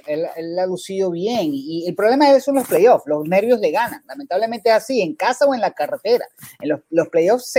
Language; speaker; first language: Spanish; native; Spanish